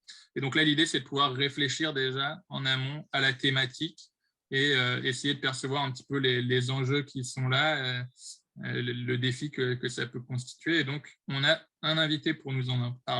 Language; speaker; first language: French; native; French